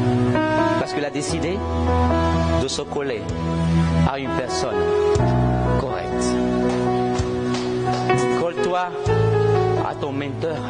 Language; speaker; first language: French; non-native, fluent; Spanish